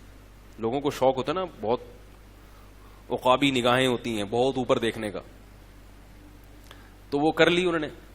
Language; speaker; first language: Urdu; native; Urdu